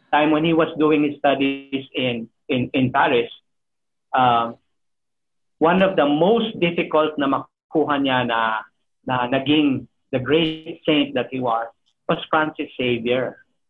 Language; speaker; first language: English; non-native, local second language; Filipino